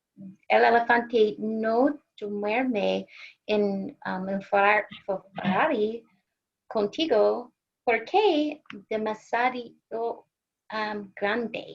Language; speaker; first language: Spanish; non-native, learner; English